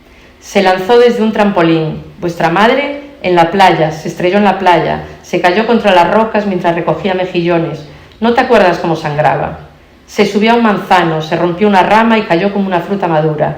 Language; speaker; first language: Spanish; native; Spanish